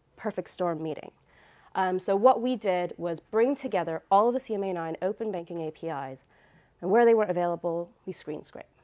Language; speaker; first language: English; native; English